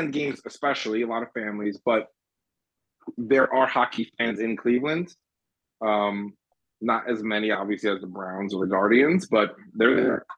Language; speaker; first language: English; native; English